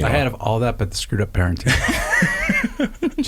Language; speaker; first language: English; native; English